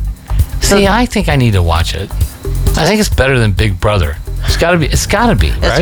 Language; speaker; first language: English; native; English